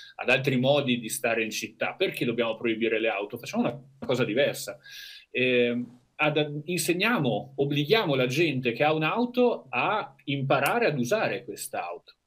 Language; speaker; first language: Italian; native; Italian